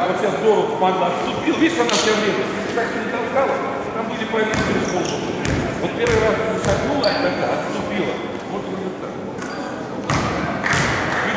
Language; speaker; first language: Russian; native; Russian